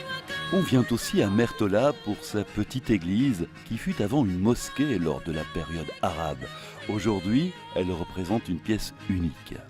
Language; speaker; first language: French; native; French